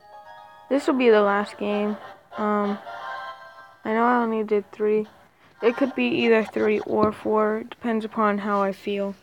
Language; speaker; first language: English; native; English